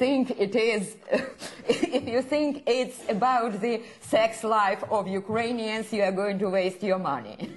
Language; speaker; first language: English; non-native, fluent; Ukrainian